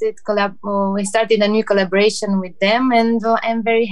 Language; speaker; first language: English; non-native, learner; Romanian